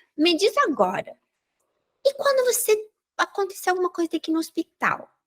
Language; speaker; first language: Portuguese; non-native, fluent; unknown